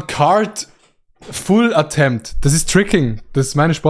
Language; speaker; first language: German; native; German